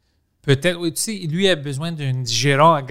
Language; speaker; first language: French; non-native, local second language; English